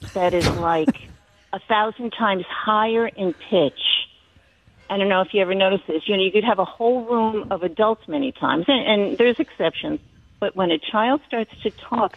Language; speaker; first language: English; native; English